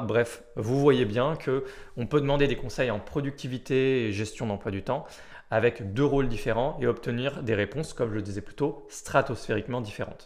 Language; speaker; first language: French; native; French